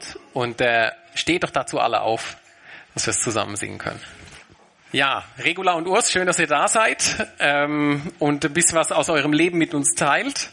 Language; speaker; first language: German; native; German